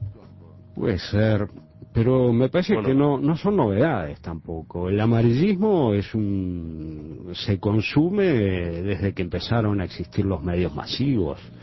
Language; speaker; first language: Spanish; native; Spanish